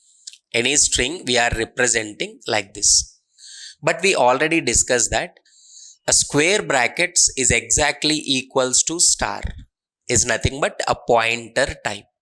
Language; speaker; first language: English; non-native, local second language; Telugu